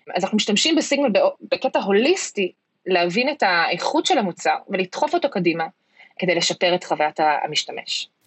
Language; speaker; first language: Hebrew; early bilingual, heritage; Hebrew